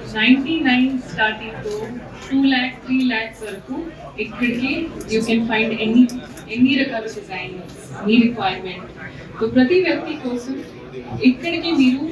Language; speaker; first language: Telugu; non-native, learner; Hindi